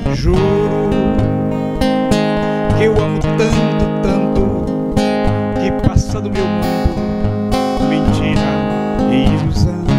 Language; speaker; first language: Portuguese; native; Portuguese